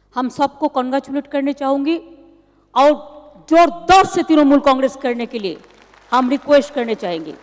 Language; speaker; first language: Hindi; non-native, local second language; Bangla